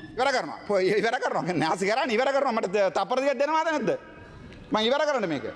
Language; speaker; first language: Sinhala; non-native, local second language; Tamil